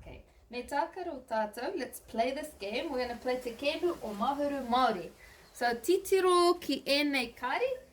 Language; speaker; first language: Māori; non-native, learner; English